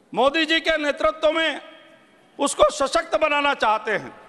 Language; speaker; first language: Hindi; native; Hindi